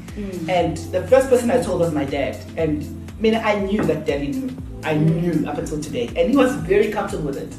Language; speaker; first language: English; non-native, local second language; Zulu